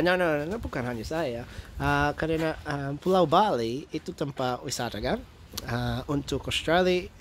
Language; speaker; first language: Indonesian; non-native, fluent; English